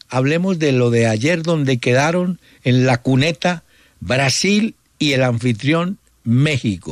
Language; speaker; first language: Spanish; native; Spanish